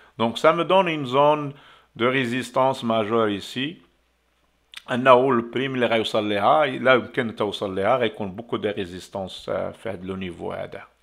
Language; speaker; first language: French; non-native, local second language; Arabic